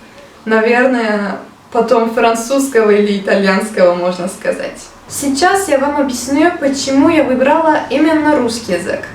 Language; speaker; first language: Russian; non-native, learner; Turkish